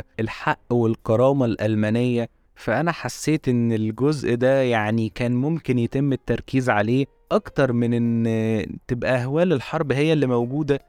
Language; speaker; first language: Arabic; native; Arabic